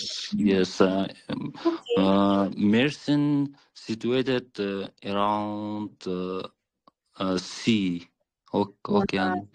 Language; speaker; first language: English; non-native, learner; Kyrgyz